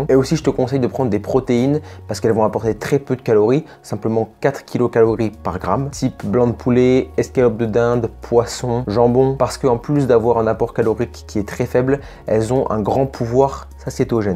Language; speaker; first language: French; native; French